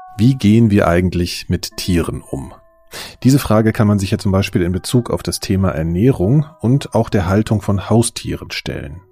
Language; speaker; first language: German; native; German